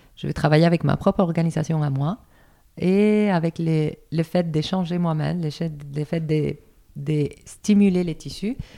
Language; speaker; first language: French; non-native, fluent; Spanish